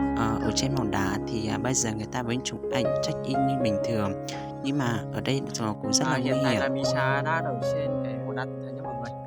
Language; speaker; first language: Vietnamese; non-native, local second language; Hmong